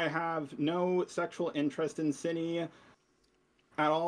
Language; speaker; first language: English; native; English